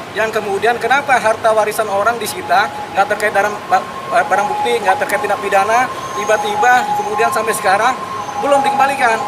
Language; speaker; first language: Indonesian; native; Indonesian